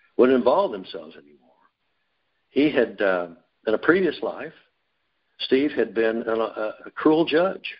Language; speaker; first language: English; native; English